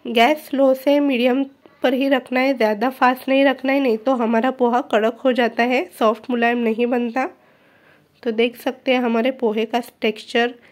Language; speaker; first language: Hindi; non-native, local second language; Marathi